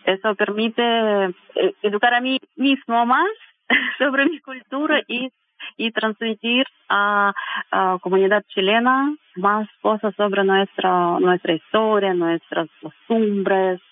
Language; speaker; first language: Spanish; non-native, fluent; Russian